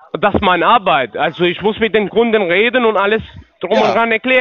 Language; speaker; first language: German; non-native, learner; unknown